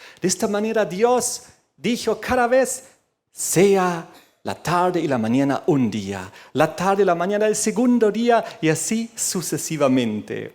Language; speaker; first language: Spanish; native; Spanish